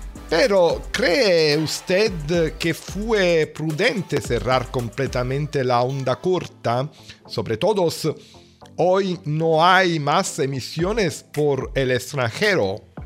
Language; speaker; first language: Spanish; non-native, learner; Italian